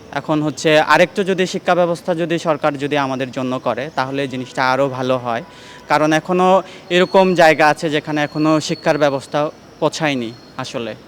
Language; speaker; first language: Bangla; non-native, local second language; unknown